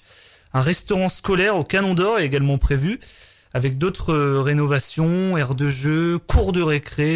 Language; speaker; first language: French; native; French